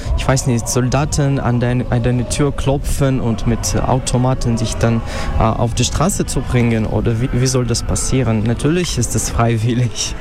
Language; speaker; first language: German; non-native, fluent; Russian